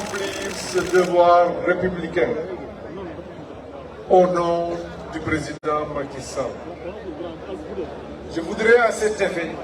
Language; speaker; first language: French; non-native, local second language; Wolof